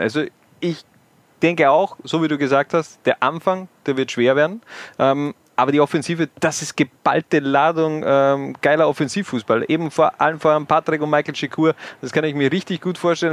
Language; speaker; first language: German; native; German